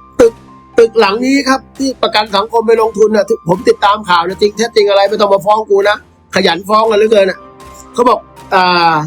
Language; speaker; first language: Thai; native; Thai